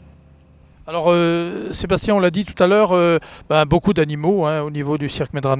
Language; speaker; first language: French; native; French